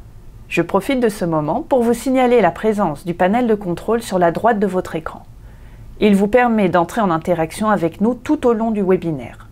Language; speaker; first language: French; native; French